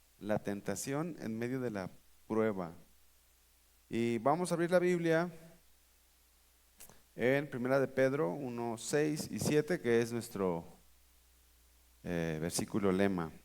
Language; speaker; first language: Spanish; native; Spanish